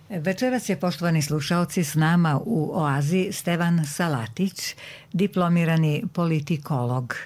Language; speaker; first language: Croatian; native; Croatian